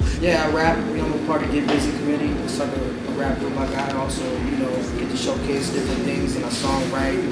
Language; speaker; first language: English; native; English